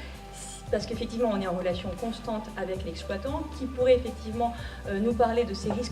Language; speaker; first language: French; native; French